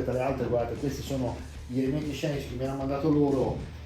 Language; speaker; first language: Italian; native; Italian